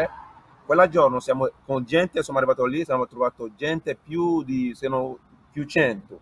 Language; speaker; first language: Italian; non-native, learner; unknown